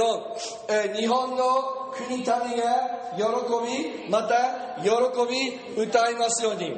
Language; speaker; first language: Japanese; non-native, fluent; English